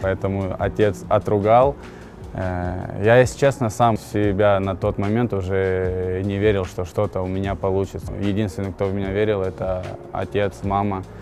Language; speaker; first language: Russian; native; Russian